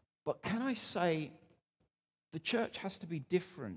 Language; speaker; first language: English; native; English